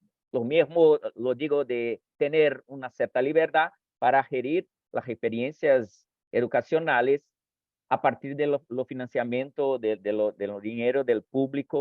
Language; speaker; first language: Spanish; non-native, fluent; Portuguese